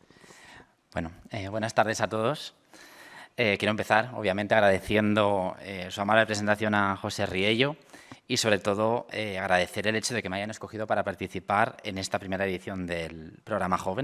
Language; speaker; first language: Spanish; native; Spanish